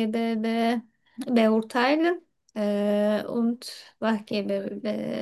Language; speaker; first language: German; non-native, learner; Turkish